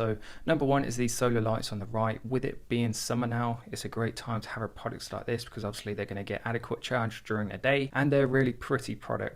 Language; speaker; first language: English; native; English